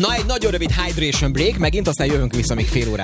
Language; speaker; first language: Hungarian; native; Hungarian